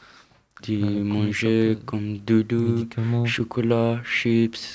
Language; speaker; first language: French; non-native, learner; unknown